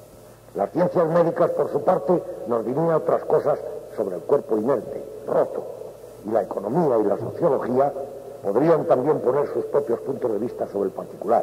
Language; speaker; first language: Spanish; native; Spanish